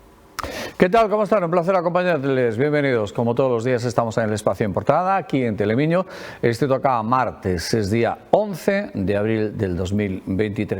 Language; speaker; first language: Spanish; native; Spanish